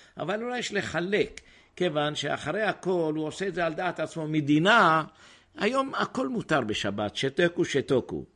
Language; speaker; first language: Hebrew; native; Hebrew